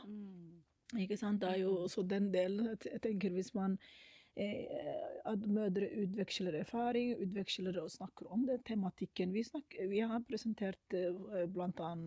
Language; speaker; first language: Norwegian; non-native, fluent; Somali